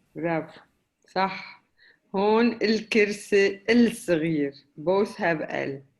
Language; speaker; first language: Arabic; native; Arabic